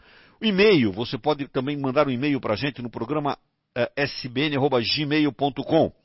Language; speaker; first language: Portuguese; native; Portuguese